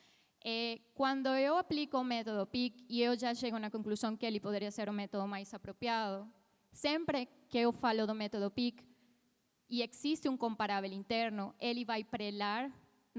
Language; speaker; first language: Portuguese; non-native, fluent; Spanish